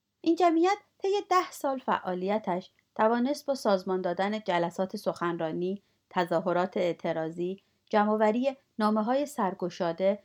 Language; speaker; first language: Persian; native; Persian